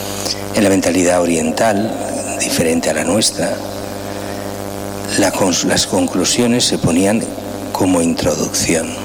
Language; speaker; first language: Spanish; native; Spanish